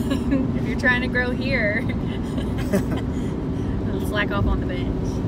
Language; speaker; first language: English; native; English